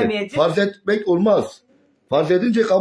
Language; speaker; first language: Turkish; native; Turkish